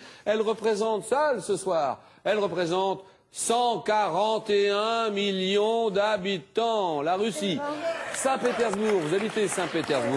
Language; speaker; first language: French; native; French